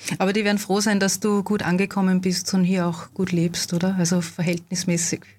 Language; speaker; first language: German; native; German